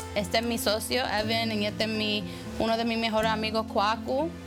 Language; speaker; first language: Spanish; early bilingual, heritage; Spanish